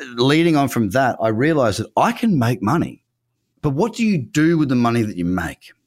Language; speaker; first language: English; native; English